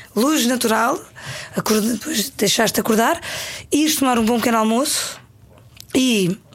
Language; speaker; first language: Portuguese; native; Portuguese